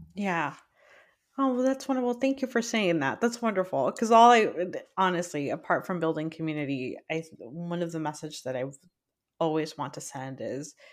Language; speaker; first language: English; early bilingual, other home language; Spanish